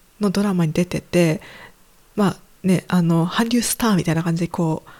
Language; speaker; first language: Japanese; native; Japanese